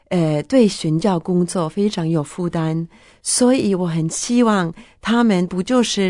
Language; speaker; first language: Chinese; non-native, fluent; Norwegian